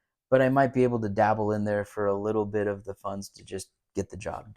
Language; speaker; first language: English; native; English